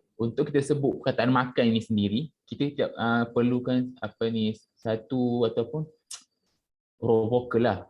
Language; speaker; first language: Malay; native; Malay